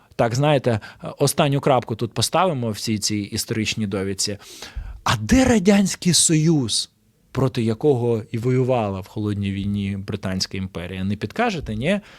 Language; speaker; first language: Ukrainian; non-native, local second language; Russian